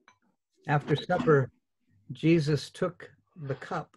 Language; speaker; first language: English; native; English